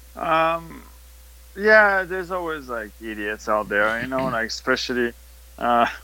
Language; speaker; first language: English; non-native, fluent; French